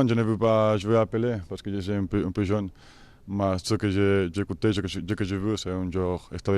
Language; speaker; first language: French; non-native, fluent; Spanish